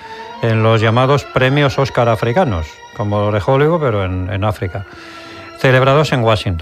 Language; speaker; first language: Spanish; native; Spanish